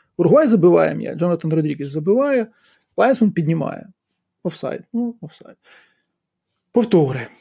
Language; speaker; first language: Ukrainian; native; Ukrainian